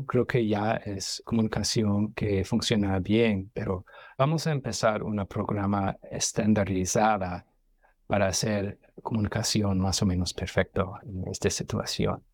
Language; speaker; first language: Spanish; non-native, fluent; English